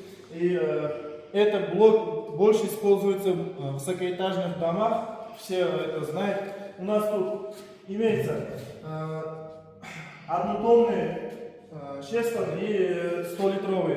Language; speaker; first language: Russian; non-native, learner; Uzbek